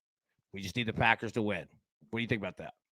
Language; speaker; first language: English; native; English